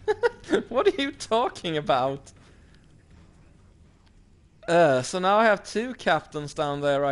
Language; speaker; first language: English; native; English